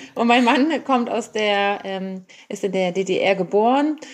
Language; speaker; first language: German; native; German